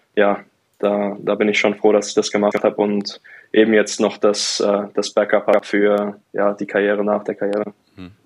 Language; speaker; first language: German; native; German